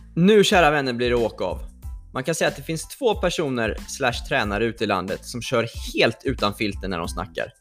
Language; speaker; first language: Swedish; native; Swedish